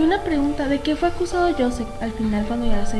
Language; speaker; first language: Spanish; native; Spanish